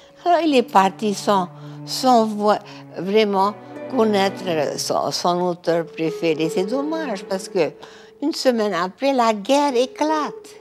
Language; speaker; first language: French; early bilingual, heritage; French